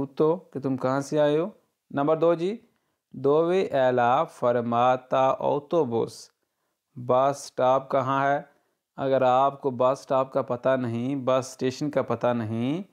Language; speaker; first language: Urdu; non-native, local second language; Punjabi